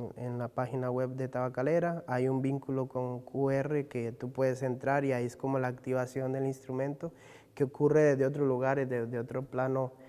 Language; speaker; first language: Spanish; native; Spanish